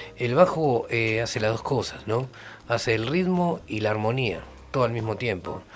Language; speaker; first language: Spanish; native; Spanish